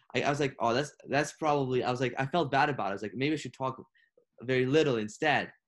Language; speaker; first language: English; non-native, fluent; Russian